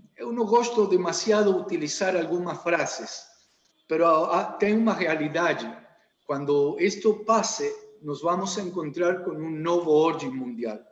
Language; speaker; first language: Portuguese; non-native, learner; Spanish